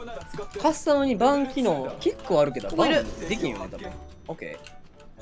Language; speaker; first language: Japanese; native; Japanese